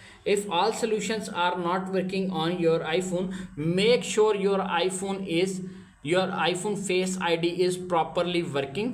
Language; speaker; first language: English; non-native, local second language; Urdu